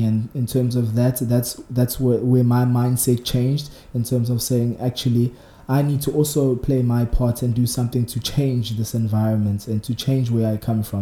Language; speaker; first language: English; non-native, local second language; Zulu